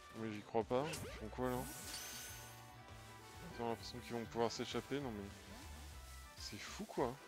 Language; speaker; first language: French; native; French